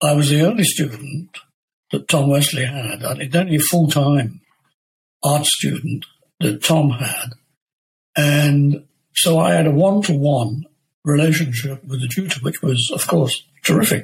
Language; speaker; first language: English; native; English